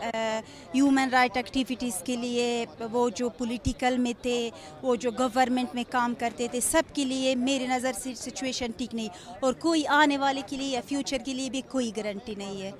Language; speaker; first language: Hindi; non-native, fluent; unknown